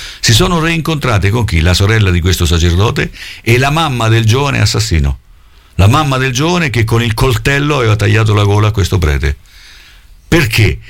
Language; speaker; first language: Italian; native; Italian